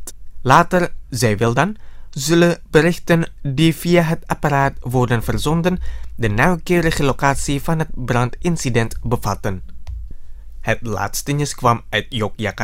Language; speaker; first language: Dutch; non-native, fluent; Indonesian